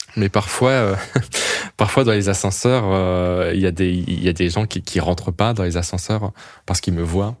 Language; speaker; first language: French; native; French